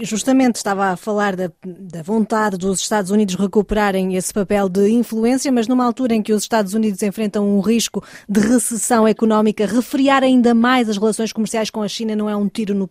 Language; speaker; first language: Portuguese; native; Portuguese